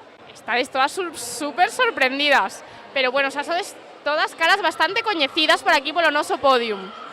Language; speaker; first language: Galician; native; Galician